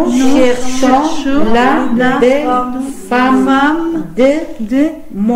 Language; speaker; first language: French; non-native, learner; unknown